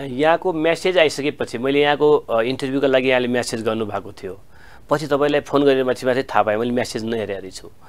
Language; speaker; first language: Nepali; native; Nepali